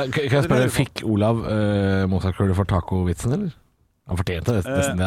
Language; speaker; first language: Norwegian; native; Norwegian